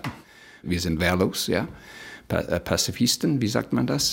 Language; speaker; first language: German; early bilingual, heritage; Plautdietsch